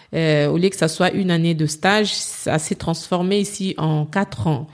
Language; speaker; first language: French; non-native, local second language; Lingala